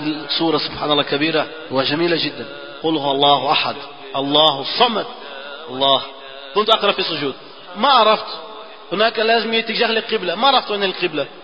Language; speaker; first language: Arabic; non-native, fluent; Portuguese